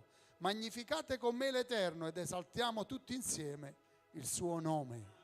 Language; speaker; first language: Italian; native; Italian